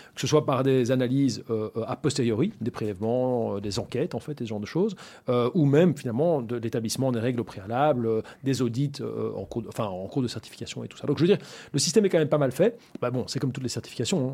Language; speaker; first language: French; native; French